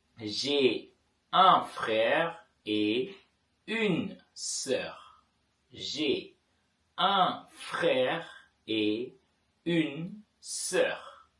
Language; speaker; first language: French; non-native, fluent; Tamil